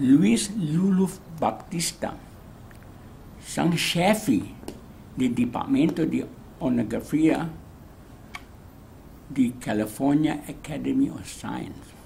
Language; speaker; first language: Portuguese; non-native, learner; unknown